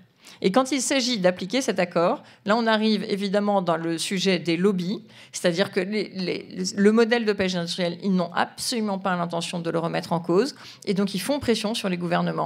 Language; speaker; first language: French; native; French